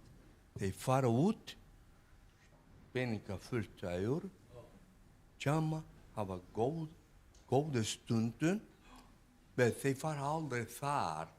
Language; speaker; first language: Icelandic; non-native, learner; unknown